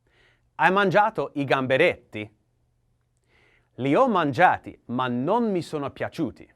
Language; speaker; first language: Italian; non-native, learner; English